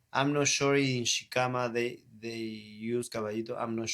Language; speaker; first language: English; non-native, learner; Spanish